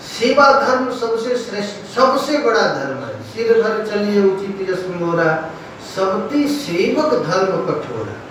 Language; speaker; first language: Hindi; non-native, local second language; Bangla